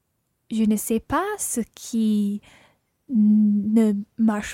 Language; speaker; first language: French; non-native, learner; English